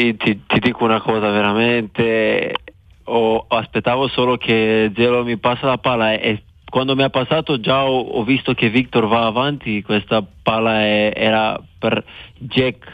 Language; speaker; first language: Italian; non-native, fluent; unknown